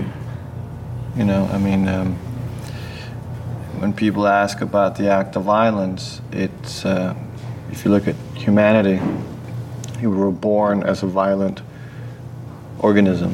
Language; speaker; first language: English; early bilingual, other home language; Danish